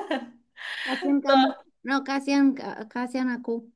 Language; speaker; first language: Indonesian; non-native, learner; English